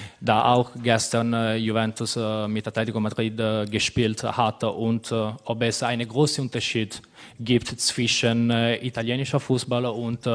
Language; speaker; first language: German; non-native, fluent; Italian